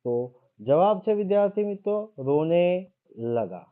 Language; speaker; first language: Hindi; non-native, local second language; Gujarati